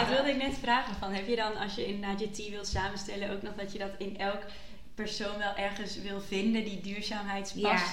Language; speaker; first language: Dutch; native; Dutch